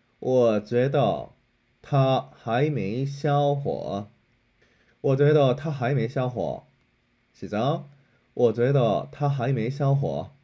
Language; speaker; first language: Chinese; non-native, fluent; Korean